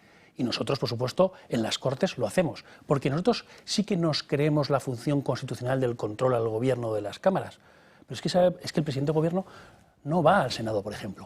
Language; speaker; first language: Spanish; native; Spanish